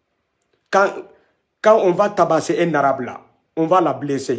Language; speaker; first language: French; non-native, local second language; Wolof